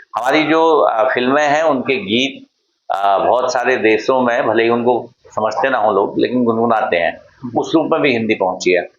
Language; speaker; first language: Hindi; native; Hindi